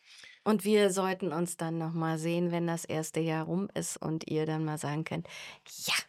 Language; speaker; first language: German; native; German